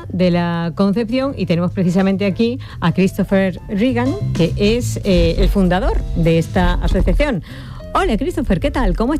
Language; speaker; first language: Spanish; native; Spanish